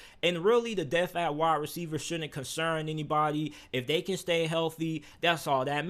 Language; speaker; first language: English; native; English